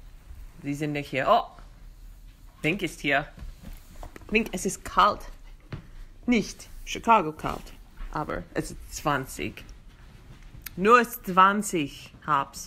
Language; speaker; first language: German; non-native, learner; English